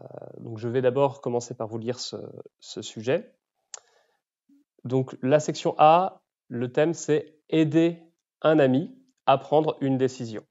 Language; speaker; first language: French; native; French